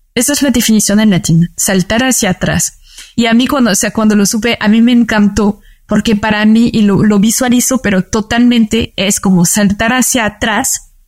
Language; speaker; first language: Spanish; non-native, fluent; French